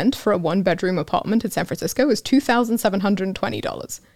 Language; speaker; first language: English; non-native, fluent; Hebrew